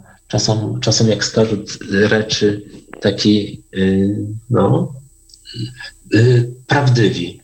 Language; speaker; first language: Polish; non-native, learner; Ukrainian